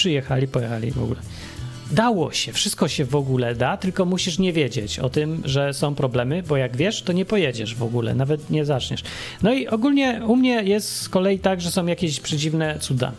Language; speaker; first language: Polish; native; Polish